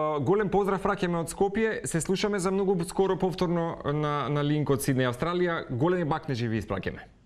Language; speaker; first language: Macedonian; native; Macedonian